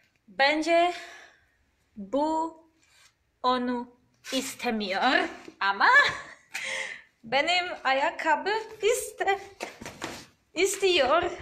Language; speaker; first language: Turkish; non-native, learner; Serbian